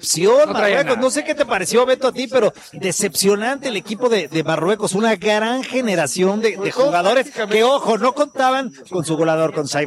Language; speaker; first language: Spanish; native; Spanish